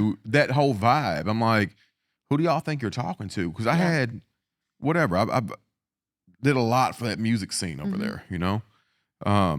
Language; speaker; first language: English; native; English